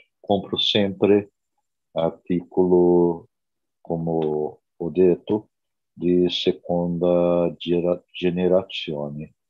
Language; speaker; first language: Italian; non-native, learner; Portuguese